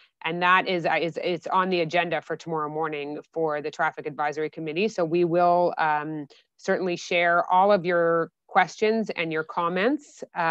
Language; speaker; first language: English; native; English